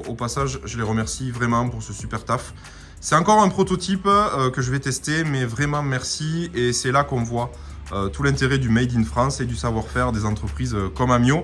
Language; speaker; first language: French; native; French